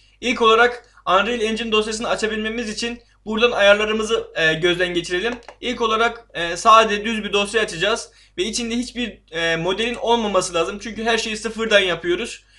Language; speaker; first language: Turkish; native; Turkish